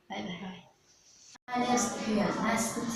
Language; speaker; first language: English; non-native, learner; Vietnamese